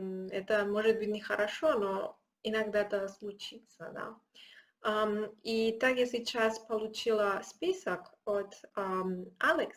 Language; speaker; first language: Russian; non-native, learner; Spanish